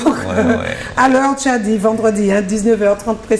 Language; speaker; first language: French; native; French